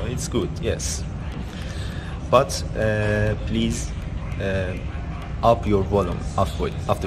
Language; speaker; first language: English; non-native, learner; Persian